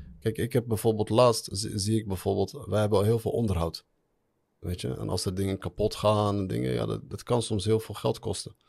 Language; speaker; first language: Dutch; early bilingual, other home language; Arabic